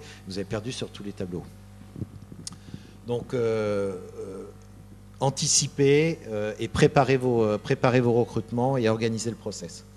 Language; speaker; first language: French; native; French